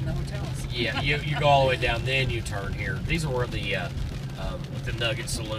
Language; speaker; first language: English; native; English